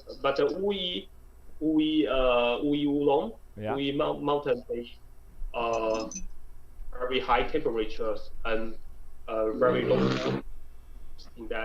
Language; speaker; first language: English; non-native, learner; Chinese